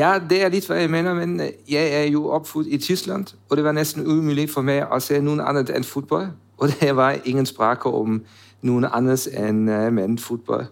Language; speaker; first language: Norwegian; non-native, learner; German